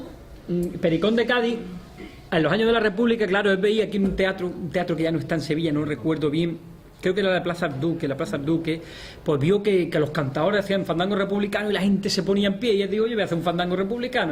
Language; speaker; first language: Spanish; native; Spanish